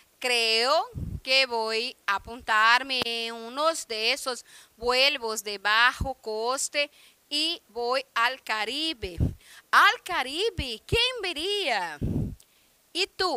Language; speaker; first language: Spanish; non-native, fluent; Portuguese